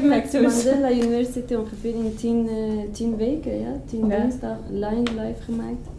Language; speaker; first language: Dutch; non-native, learner; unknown